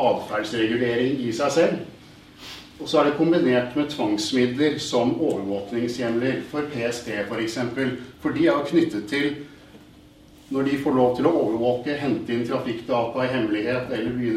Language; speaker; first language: Norwegian; native; Norwegian